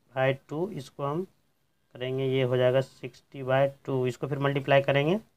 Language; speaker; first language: Hindi; native; Hindi